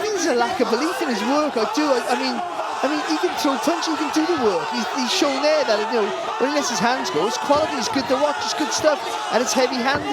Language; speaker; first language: English; native; English